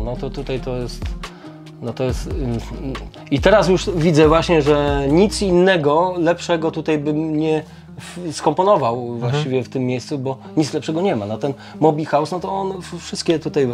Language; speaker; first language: Polish; native; Polish